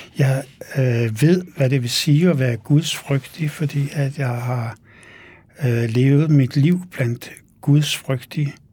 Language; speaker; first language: Danish; native; Danish